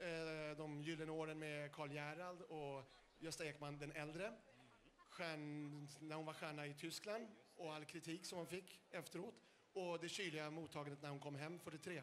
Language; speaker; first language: Swedish; native; Swedish